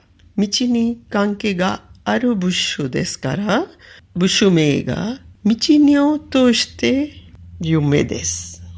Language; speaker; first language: Japanese; non-native, fluent; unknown